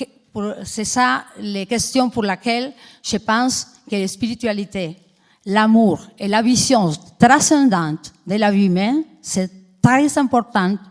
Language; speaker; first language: French; non-native, fluent; Spanish